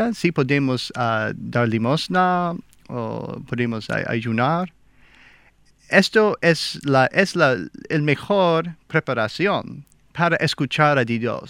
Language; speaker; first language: Spanish; non-native, learner; English